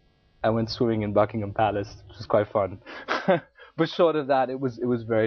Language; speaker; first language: English; non-native, local second language; Urdu